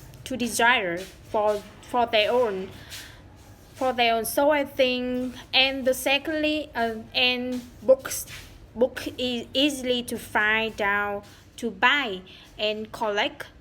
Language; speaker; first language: English; non-native, learner; Vietnamese